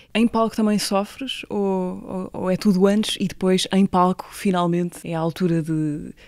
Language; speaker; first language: Portuguese; native; Portuguese